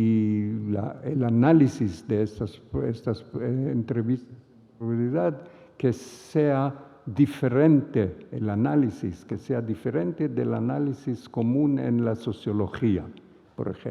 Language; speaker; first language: Spanish; non-native, fluent; Hebrew